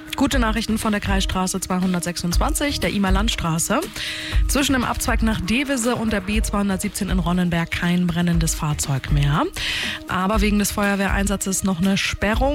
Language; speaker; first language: German; native; German